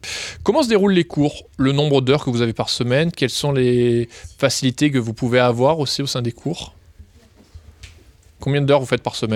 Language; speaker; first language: French; native; French